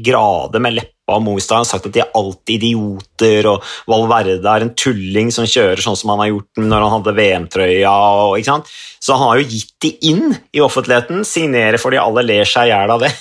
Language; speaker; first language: Norwegian; native; Norwegian